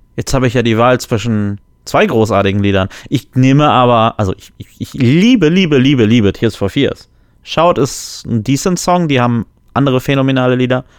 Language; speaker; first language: German; early bilingual, other home language; Polish